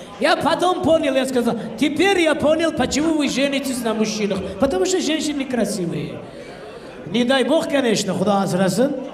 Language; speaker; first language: Russian; non-native, local second language; Uzbek